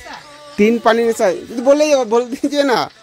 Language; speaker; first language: Hindi; non-native, local second language; Bangla